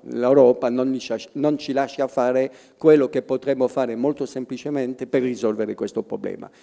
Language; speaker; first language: Italian; non-native, fluent; French